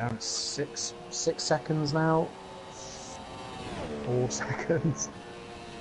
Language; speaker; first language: English; native; English